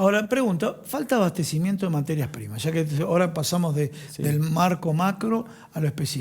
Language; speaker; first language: Spanish; native; Spanish